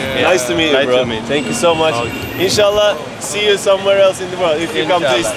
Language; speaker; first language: English; non-native, fluent; Turkish